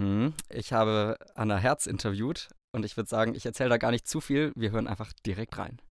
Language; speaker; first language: German; native; German